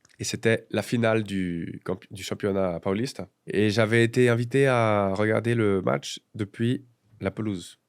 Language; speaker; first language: French; native; French